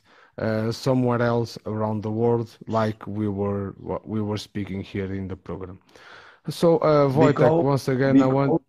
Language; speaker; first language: English; non-native, fluent; Portuguese